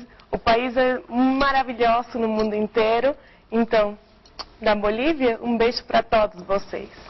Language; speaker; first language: Portuguese; early bilingual, heritage; Spanish